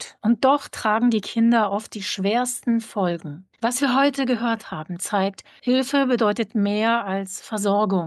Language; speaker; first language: German; native; German